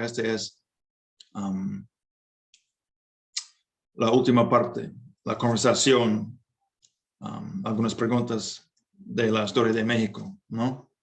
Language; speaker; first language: Spanish; non-native, fluent; English